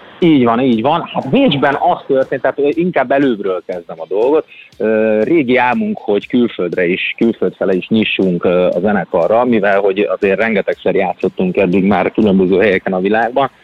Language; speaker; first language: Hungarian; native; Hungarian